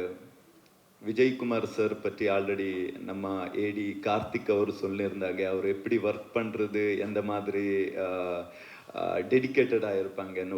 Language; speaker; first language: Tamil; non-native, learner; Kannada